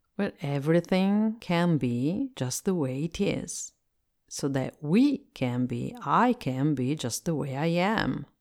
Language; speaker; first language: English; non-native, fluent; Italian